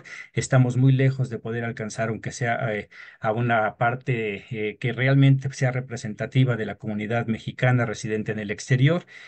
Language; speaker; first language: Spanish; native; Spanish